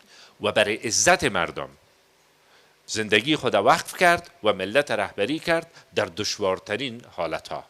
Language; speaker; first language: Persian; native; Persian